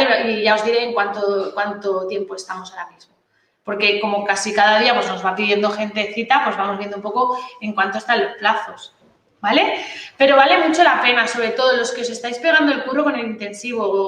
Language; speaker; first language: Spanish; native; Spanish